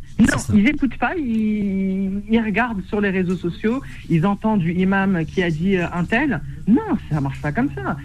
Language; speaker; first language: French; native; French